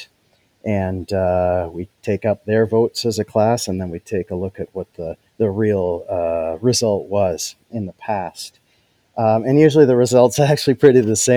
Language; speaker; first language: English; native; English